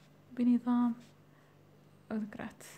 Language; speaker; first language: Arabic; native; Arabic